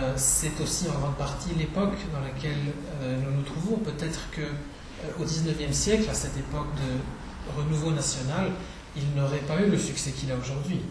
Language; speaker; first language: French; non-native, fluent; Czech